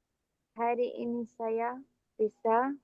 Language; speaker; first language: Indonesian; non-native, learner; Arabic